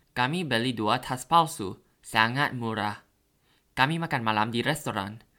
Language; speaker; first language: Indonesian; non-native, learner; Thai